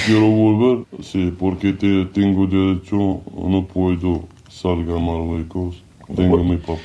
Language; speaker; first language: Spanish; non-native, learner; Arabic